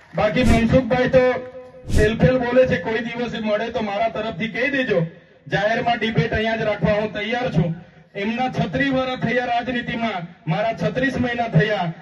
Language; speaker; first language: Gujarati; non-native, local second language; Vasavi